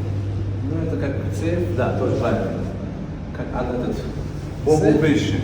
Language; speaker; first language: Russian; non-native, fluent; Uzbek